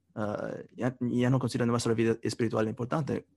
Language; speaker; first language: Spanish; non-native, fluent; English